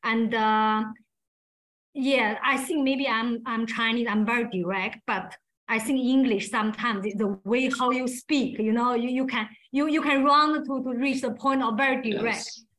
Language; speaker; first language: English; non-native, learner; Chinese